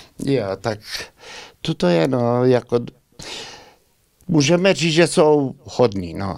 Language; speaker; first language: Czech; early bilingual, heritage; Czech